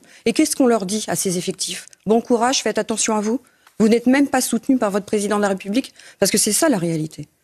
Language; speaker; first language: French; native; French